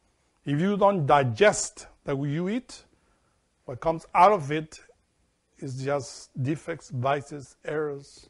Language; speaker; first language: English; non-native, fluent; Spanish